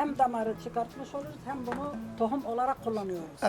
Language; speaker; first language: Turkish; non-native, local second language; Arabic